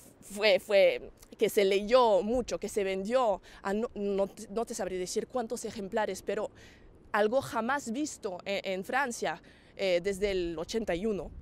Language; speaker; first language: Spanish; non-native, fluent; French